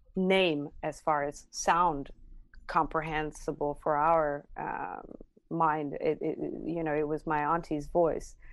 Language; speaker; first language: English; non-native, fluent; Armenian